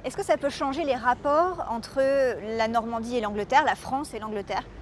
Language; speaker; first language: French; native; French